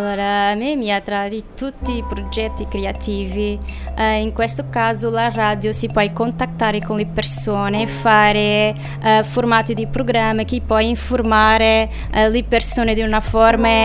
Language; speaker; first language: Italian; non-native, learner; Portuguese